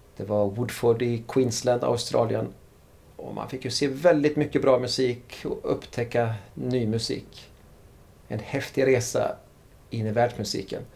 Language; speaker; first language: Swedish; native; Swedish